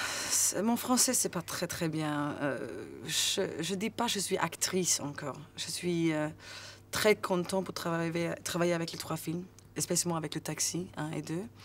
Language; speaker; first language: French; non-native, learner; Swedish